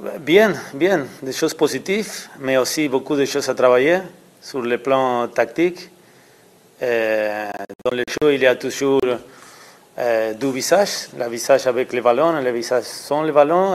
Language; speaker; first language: French; non-native, learner; Spanish